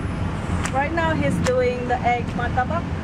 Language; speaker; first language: English; non-native, fluent; Indonesian